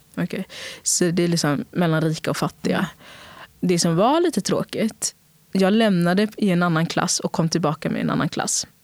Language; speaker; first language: Swedish; early bilingual, other home language; Portuguese